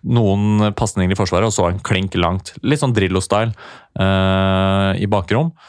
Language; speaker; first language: Norwegian; native; Norwegian